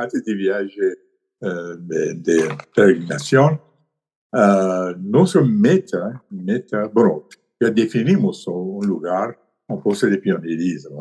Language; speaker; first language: Spanish; non-native, fluent; Persian